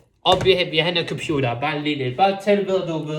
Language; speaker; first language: Danish; non-native, local second language; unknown